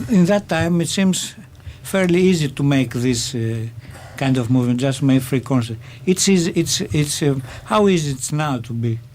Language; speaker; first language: English; non-native, learner; Greek